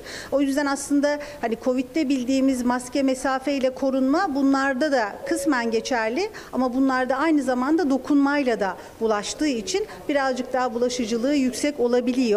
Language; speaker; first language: Turkish; native; Turkish